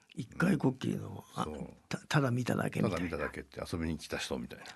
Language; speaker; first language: Japanese; native; Japanese